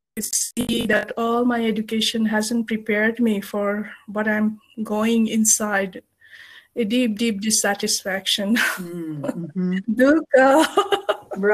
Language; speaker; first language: English; non-native, local second language; Bangla